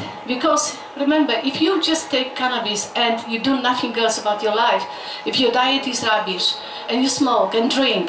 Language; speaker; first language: English; non-native, fluent; Polish